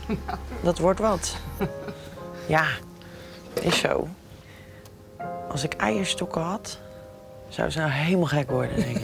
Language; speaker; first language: Dutch; native; Dutch